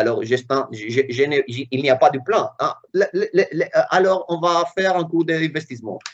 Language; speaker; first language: French; non-native, fluent; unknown